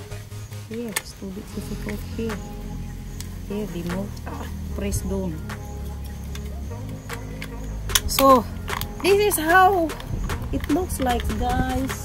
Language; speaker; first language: English; non-native, learner; Filipino